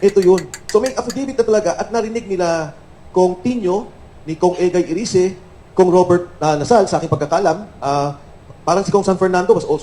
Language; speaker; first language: Filipino; native; Filipino